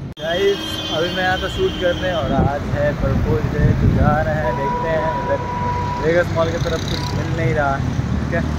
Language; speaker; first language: Hindi; native; Hindi